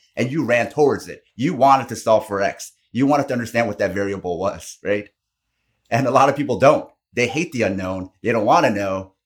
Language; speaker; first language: English; non-native, fluent; Korean